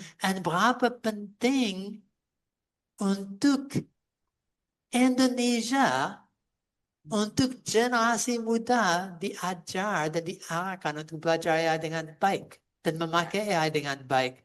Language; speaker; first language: Indonesian; non-native, fluent; English